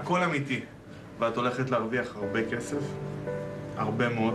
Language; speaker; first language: Hebrew; native; Hebrew